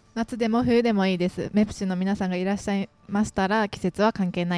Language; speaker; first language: Japanese; non-native, learner; Korean